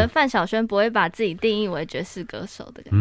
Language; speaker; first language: Chinese; native; Chinese